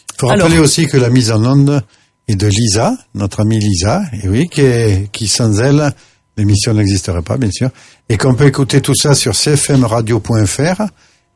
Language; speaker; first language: French; native; French